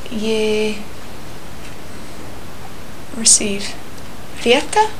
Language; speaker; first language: Icelandic; non-native, learner; English